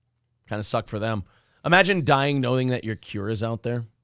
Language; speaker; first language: English; native; English